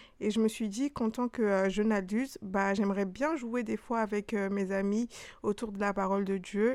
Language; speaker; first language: French; early bilingual, other home language; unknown